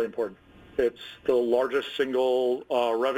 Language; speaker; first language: English; native; English